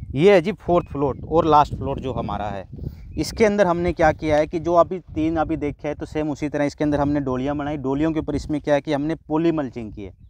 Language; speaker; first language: Hindi; non-native, local second language; Punjabi